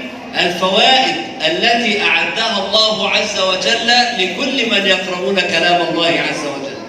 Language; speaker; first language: Arabic; native; Arabic